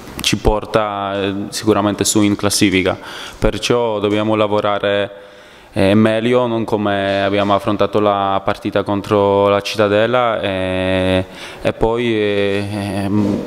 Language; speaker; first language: Italian; non-native, fluent; Polish